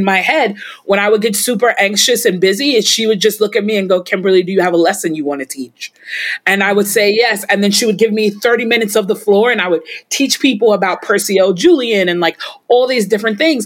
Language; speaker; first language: English; native; English